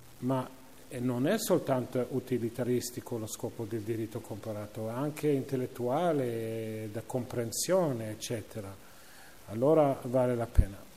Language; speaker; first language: Italian; non-native, fluent; English